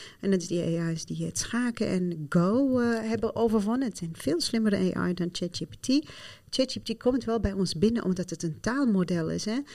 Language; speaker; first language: Dutch; non-native, fluent; Arabic